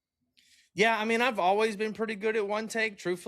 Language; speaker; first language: English; native; English